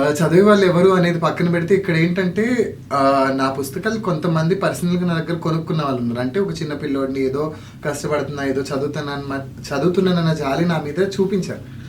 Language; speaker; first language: Telugu; non-native, local second language; Lambadi